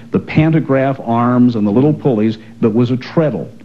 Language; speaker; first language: English; native; English